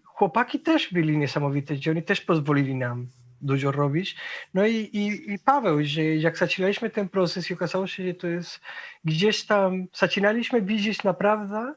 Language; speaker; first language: Polish; non-native, fluent; Spanish